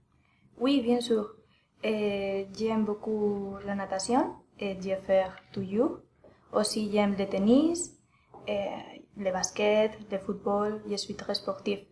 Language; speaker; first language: French; non-native, learner; Spanish